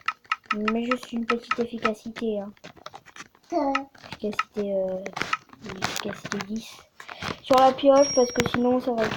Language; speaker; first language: French; native; French